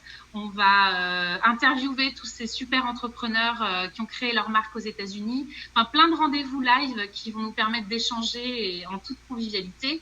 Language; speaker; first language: French; native; French